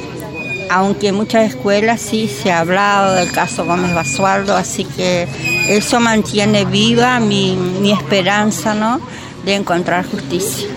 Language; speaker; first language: Spanish; native; Spanish